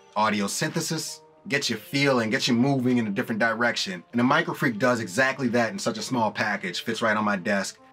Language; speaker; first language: English; native; English